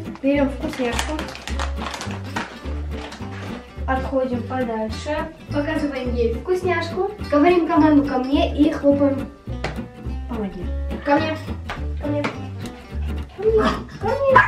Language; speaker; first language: Russian; native; Russian